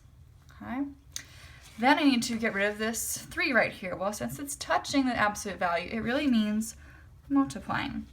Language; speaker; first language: English; native; English